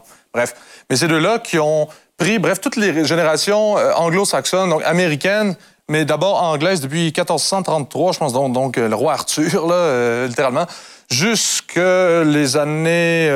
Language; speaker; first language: French; native; French